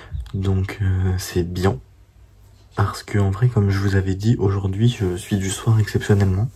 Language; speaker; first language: French; native; French